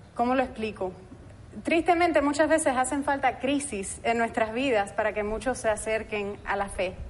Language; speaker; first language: Spanish; early bilingual, heritage; Spanish